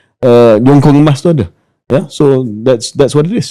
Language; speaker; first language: English; non-native, local second language; Malay